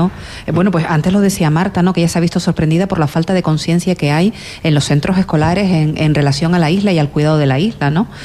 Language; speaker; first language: Spanish; native; Spanish